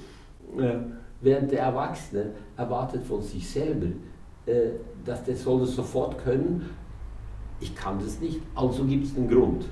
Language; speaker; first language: German; non-native, fluent; Norwegian